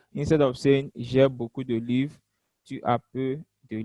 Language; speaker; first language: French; non-native, fluent; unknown